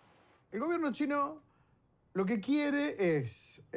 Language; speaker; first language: Spanish; native; Spanish